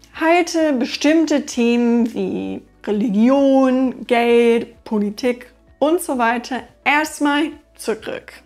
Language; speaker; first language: German; non-native, fluent; English